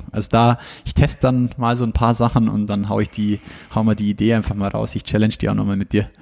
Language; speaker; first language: German; native; German